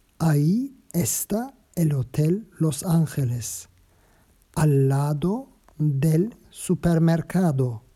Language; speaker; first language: Spanish; non-native, learner; Turkish